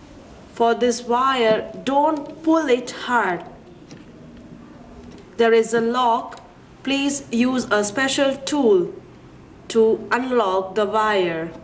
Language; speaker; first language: English; non-native, learner; Chinese